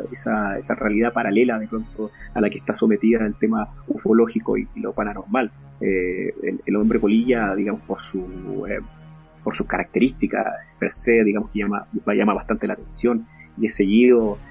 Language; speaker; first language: Spanish; native; Spanish